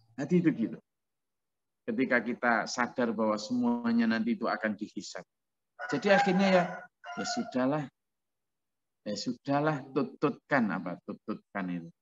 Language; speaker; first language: Indonesian; non-native, local second language; Javanese